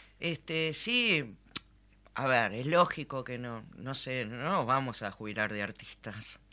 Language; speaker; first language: Spanish; native; Spanish